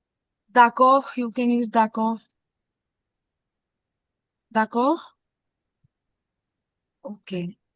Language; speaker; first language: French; non-native, fluent; Hindi